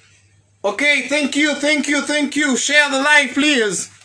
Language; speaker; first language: English; non-native, fluent; Haitian Creole